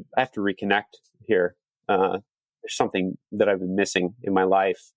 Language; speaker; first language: English; native; English